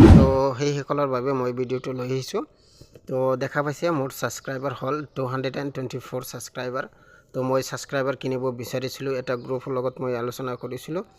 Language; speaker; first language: Assamese; non-native, local second language; Bangla